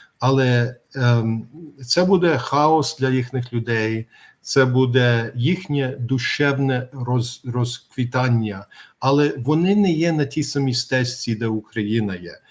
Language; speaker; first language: Ukrainian; early bilingual, heritage; Ukrainian